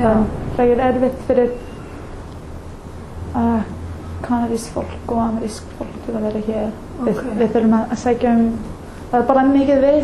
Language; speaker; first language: Icelandic; non-native, learner; English